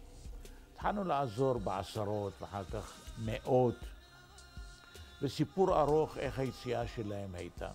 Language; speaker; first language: Hebrew; non-native, fluent; Arabic